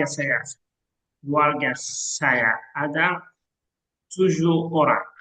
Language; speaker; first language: Indonesian; non-native, learner; Arabic